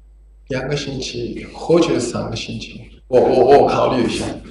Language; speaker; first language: Chinese; non-native, learner; Japanese